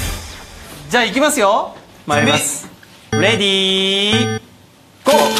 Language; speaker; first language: Japanese; native; Japanese